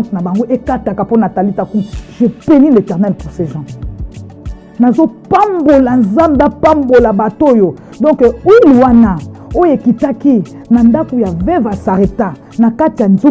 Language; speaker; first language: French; non-native, local second language; Lingala